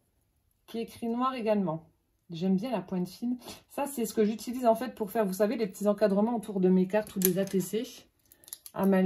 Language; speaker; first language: French; native; French